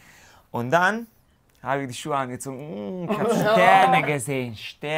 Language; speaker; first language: German; non-native, fluent; Hungarian